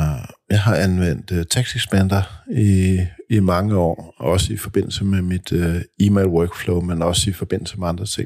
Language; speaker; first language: Swedish; non-native, learner; Danish